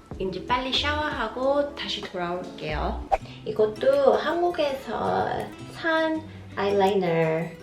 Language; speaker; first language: Korean; early bilingual, heritage; Korean